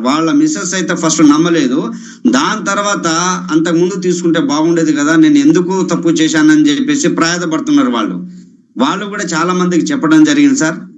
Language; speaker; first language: Telugu; non-native, local second language; Lambadi